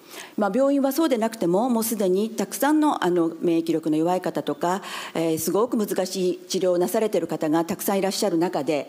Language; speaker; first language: Japanese; native; Japanese